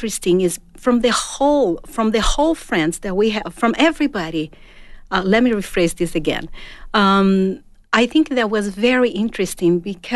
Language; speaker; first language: English; non-native, fluent; Portuguese